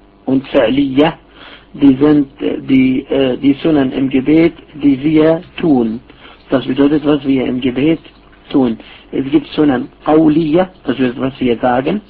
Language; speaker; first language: German; non-native, fluent; Arabic